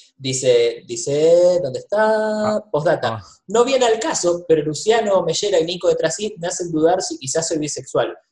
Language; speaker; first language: Spanish; native; Spanish